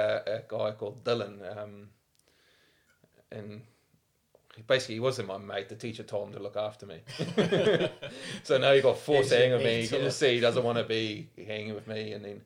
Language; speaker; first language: English; non-native, local second language; Afrikaans